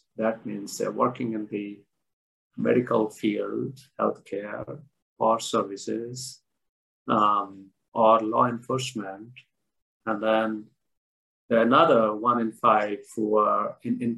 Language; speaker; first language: English; non-native, local second language; Odia